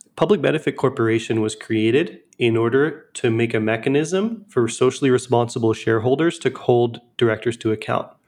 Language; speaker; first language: English; native; English